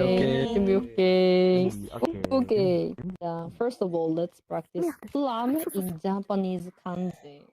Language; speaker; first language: English; non-native, learner; Japanese